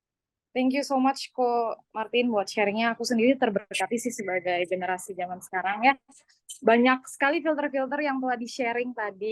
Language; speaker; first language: Indonesian; native; Indonesian